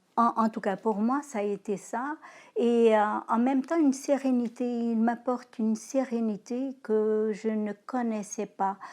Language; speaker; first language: French; non-native, fluent; Portuguese